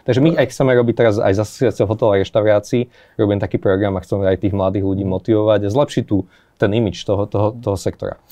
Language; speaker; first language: Slovak; native; Slovak